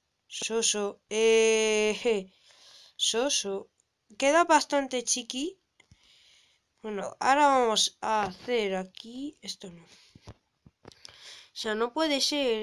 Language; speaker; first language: Spanish; native; Spanish